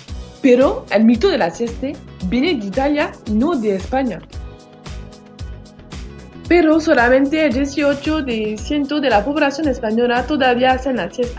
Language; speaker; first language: Spanish; non-native, learner; French